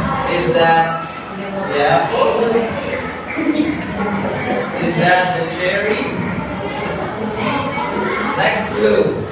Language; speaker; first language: English; non-native, local second language; Javanese